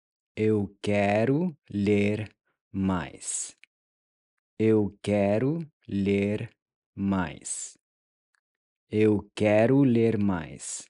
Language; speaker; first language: Portuguese; non-native, fluent; English